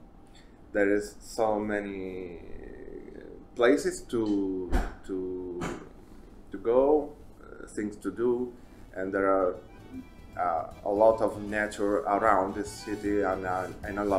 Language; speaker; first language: English; non-native, learner; Italian